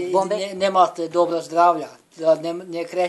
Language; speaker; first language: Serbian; non-native, learner; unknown